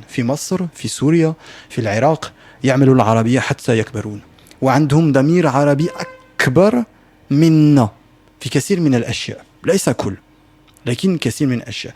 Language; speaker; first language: Arabic; non-native, learner; French